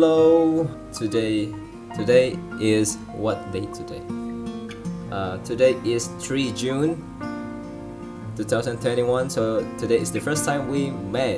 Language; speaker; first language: English; non-native, learner; Indonesian